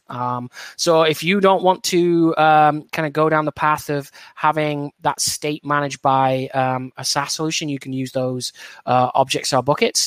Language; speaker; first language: English; native; English